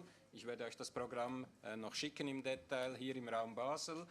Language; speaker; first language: German; native; German